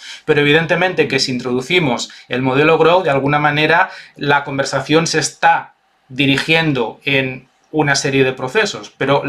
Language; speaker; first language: Spanish; native; Spanish